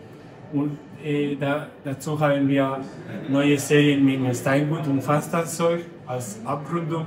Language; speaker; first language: German; non-native, learner; Spanish